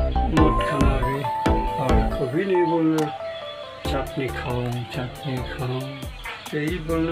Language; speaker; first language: Hindi; non-native, local second language; Assamese